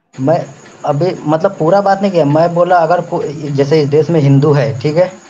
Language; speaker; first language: Hindi; native; Hindi